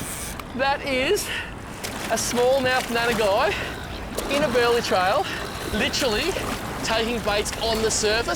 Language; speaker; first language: English; native; English